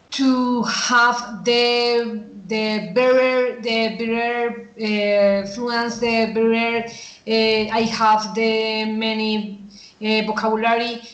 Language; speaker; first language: English; non-native, learner; Spanish